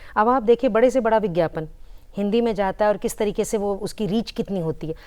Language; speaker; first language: Hindi; native; Hindi